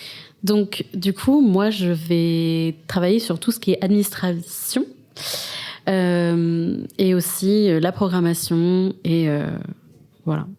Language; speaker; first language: French; native; French